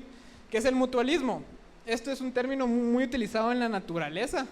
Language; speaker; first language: Spanish; native; Spanish